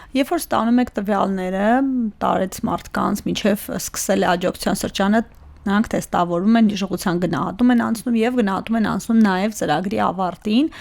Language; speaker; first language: Armenian; native; Armenian